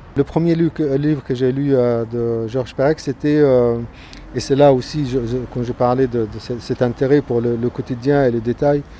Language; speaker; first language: French; non-native, fluent; Arabic